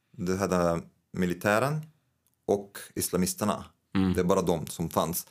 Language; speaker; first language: Swedish; non-native, fluent; Arabic